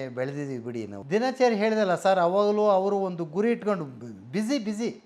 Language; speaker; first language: Kannada; native; Kannada